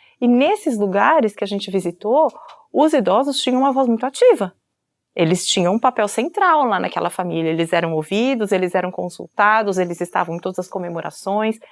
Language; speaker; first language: Portuguese; native; Portuguese